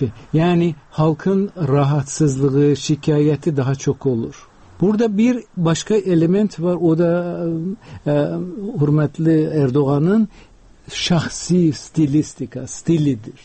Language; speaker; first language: Turkish; non-native, fluent; Uzbek